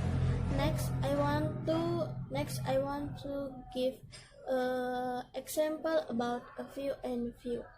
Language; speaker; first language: English; non-native, learner; Indonesian